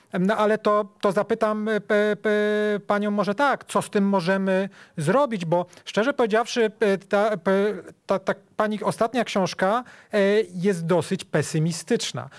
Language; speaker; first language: Polish; native; Polish